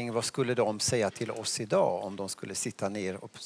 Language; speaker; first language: Swedish; native; Swedish